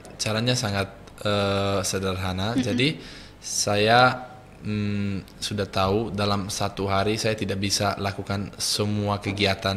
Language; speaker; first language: Indonesian; non-native, fluent; Italian